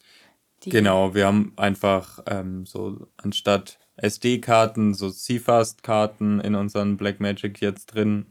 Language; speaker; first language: German; native; German